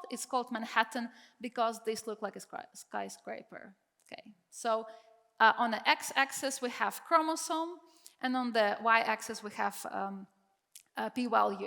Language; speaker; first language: English; non-native, fluent; Czech